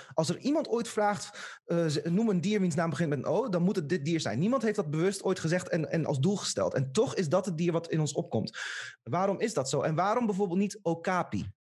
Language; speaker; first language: Dutch; native; Dutch